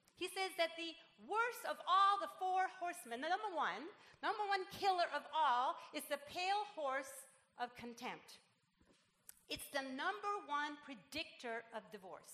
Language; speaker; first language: English; non-native, fluent; Spanish